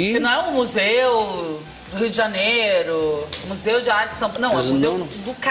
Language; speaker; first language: Portuguese; native; Portuguese